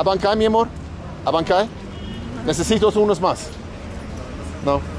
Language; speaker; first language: Spanish; non-native, learner; English